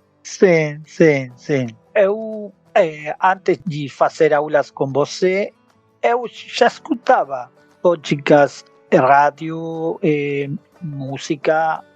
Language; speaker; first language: Portuguese; non-native, learner; Spanish